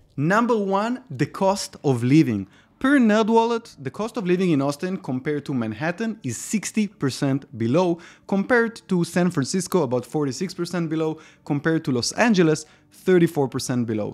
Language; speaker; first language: English; non-native, fluent; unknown